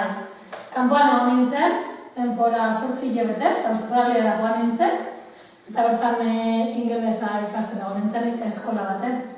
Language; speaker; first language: Basque; non-native, local second language; Spanish